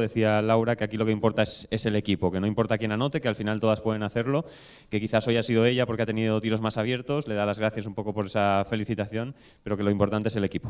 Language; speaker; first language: Spanish; native; Spanish